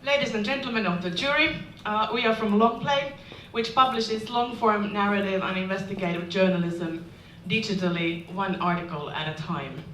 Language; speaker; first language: English; non-native, fluent; Finnish